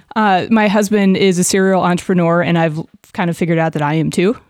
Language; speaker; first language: English; native; English